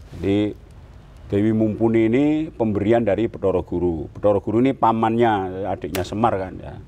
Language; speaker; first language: Indonesian; native; Indonesian